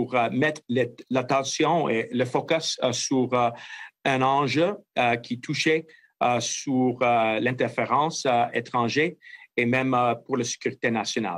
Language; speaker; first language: French; non-native, fluent; English